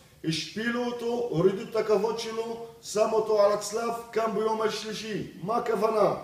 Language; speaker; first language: Hebrew; non-native, local second language; Arabic